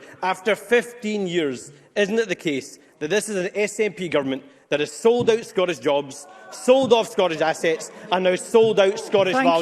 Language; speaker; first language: English; native; English